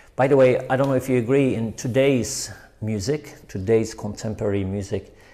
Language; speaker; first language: English; non-native, fluent; Turkish